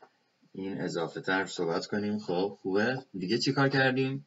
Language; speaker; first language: Persian; native; Persian